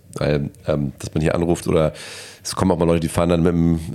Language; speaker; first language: German; native; German